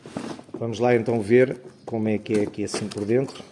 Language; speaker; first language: Portuguese; native; Portuguese